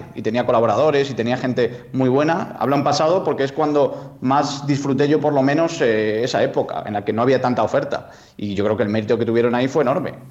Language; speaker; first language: Spanish; native; Spanish